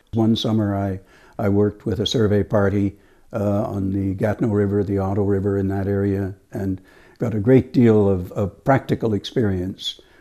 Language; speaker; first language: English; native; English